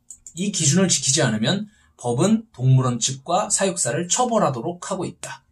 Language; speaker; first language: Korean; native; Korean